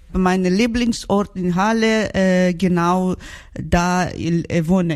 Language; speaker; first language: German; non-native, learner; Persian